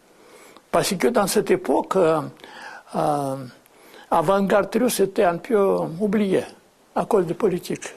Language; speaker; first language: French; non-native, fluent; Russian